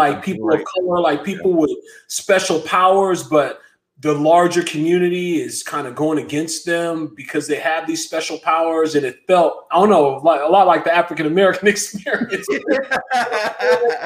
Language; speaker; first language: English; native; English